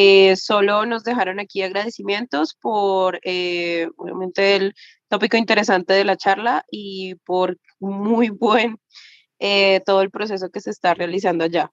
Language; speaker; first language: Spanish; native; Spanish